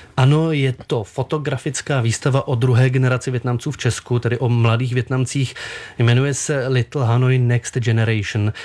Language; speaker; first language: Czech; native; Czech